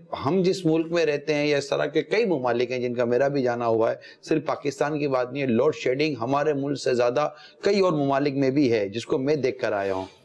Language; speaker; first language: Urdu; native; Urdu